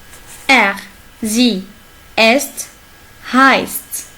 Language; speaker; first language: German; non-native, learner; Arabic